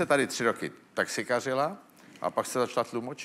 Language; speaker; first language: Czech; native; Czech